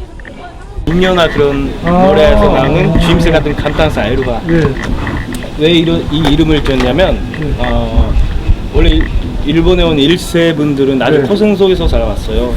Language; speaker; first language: Korean; early bilingual, heritage; Korean